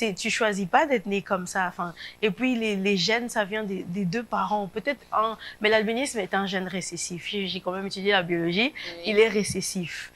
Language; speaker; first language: French; non-native, local second language; Lingala